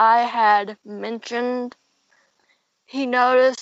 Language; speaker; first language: English; native; English